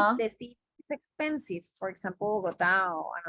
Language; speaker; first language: English; non-native, learner; Spanish